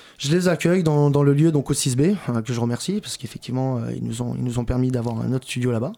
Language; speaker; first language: French; native; French